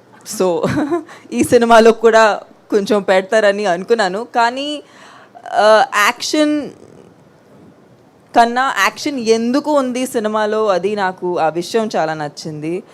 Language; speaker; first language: Telugu; non-native, fluent; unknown